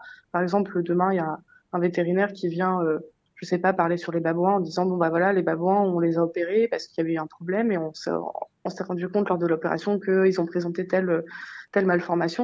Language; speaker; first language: French; native; French